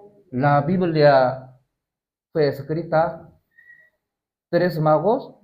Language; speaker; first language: Spanish; non-native, learner; Korean